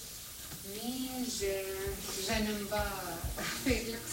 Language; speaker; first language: French; non-native, learner; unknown